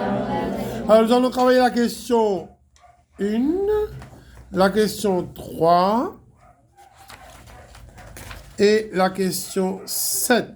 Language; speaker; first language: French; non-native, local second language; Morisyen